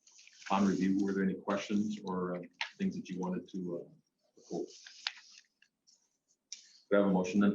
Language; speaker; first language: English; native; English